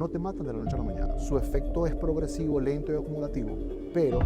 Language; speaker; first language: Spanish; native; Spanish